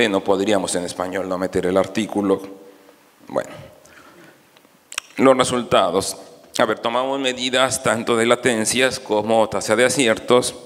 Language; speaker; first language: Spanish; native; Spanish